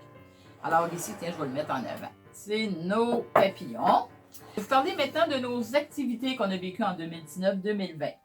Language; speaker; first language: French; native; French